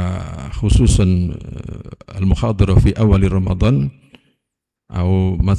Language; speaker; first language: Arabic; non-native, fluent; Indonesian